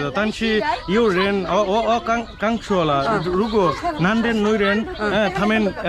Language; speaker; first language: Chinese; non-native, learner; Bangla